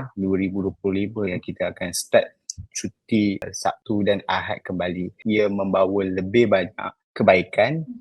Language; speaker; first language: Malay; native; Malay